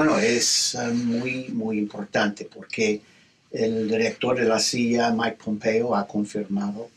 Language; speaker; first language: Spanish; non-native, fluent; English